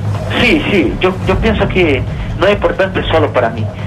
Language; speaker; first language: Spanish; non-native, learner; Portuguese